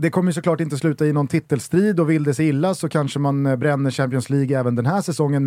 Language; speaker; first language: Swedish; native; Swedish